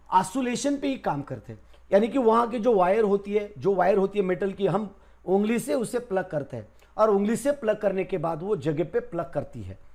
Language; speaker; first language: Hindi; non-native, local second language; Marathi